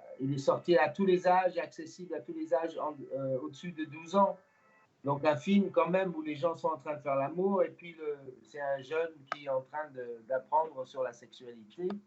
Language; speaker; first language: French; non-native, fluent; English